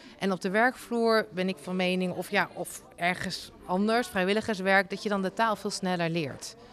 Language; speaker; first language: Dutch; native; Dutch